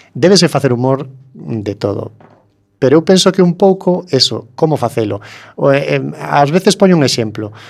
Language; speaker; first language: Galician; native; Galician